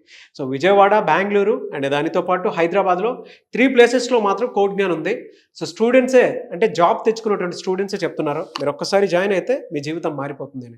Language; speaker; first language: Telugu; native; Telugu